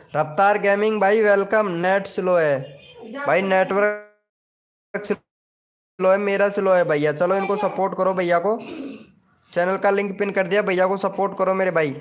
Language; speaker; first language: Hindi; native; Hindi